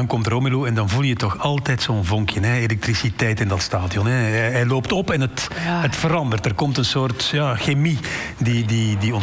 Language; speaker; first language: Dutch; native; Dutch